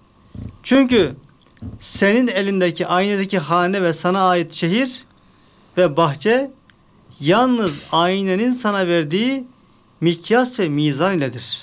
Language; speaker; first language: Turkish; native; Turkish